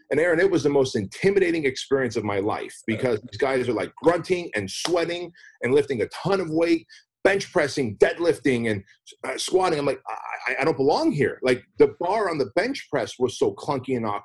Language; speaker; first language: English; early bilingual, other home language; Armenian